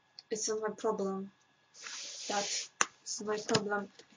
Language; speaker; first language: English; non-native, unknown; Polish